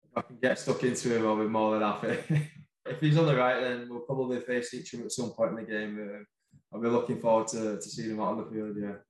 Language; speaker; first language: English; native; English